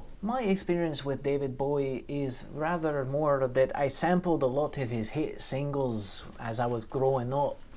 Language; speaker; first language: English; native; English